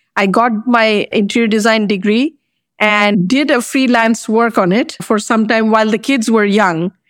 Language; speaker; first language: English; non-native, local second language; Bangla